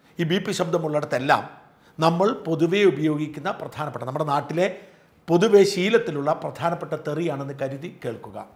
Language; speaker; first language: Malayalam; native; Malayalam